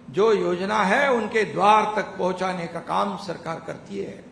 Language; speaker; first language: Hindi; non-native, local second language; Marathi